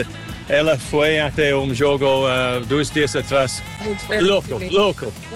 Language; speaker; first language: Portuguese; non-native, learner; English